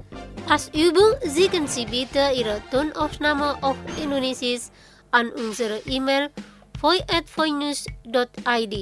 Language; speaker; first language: German; non-native, learner; Indonesian